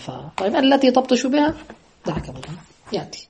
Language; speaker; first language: Arabic; native; Arabic